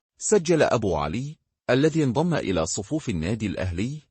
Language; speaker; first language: Arabic; native; Arabic